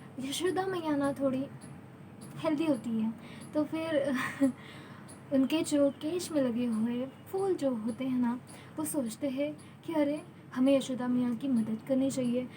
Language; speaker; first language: Hindi; non-native, local second language; Marathi